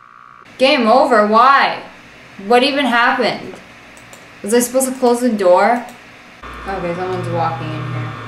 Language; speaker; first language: English; native; English